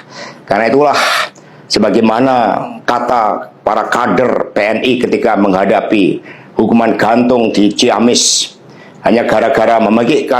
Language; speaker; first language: Indonesian; native; Indonesian